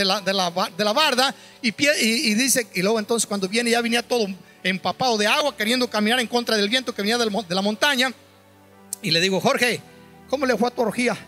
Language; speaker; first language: Spanish; native; Spanish